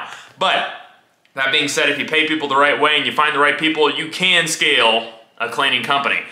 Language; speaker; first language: English; native; English